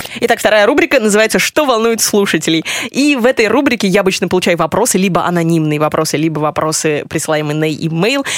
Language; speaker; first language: Russian; native; Russian